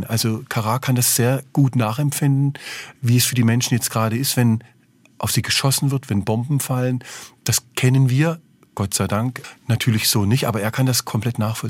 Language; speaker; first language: German; native; German